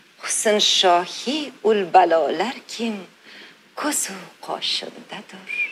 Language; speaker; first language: Uzbek; native; Uzbek